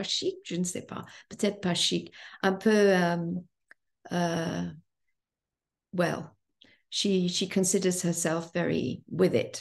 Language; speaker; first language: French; non-native, fluent; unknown